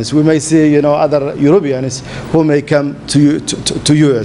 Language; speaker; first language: English; non-native, fluent; Somali